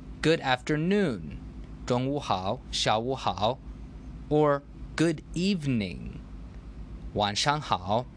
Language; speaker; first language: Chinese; non-native, learner; English